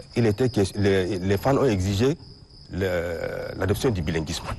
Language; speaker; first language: French; non-native, local second language; Arabic